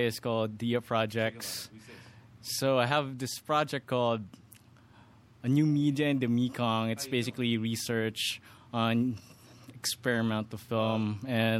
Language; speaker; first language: English; non-native, local second language; Filipino